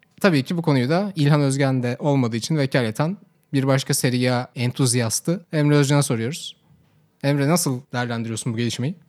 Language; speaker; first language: Turkish; native; Turkish